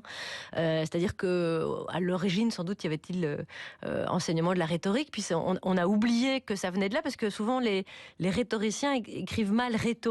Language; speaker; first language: French; native; French